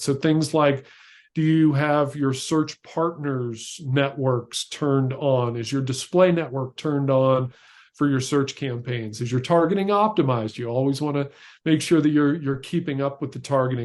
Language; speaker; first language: English; native; English